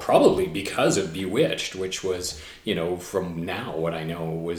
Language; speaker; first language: English; native; English